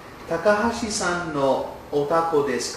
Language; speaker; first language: Japanese; non-native, learner; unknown